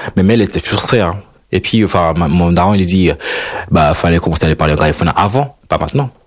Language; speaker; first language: French; non-native, fluent; Spanish